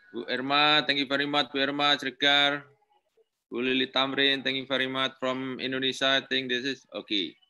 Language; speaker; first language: English; non-native, learner; Indonesian